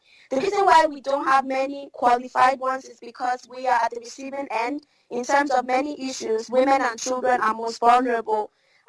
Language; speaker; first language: English; non-native, local second language; Hausa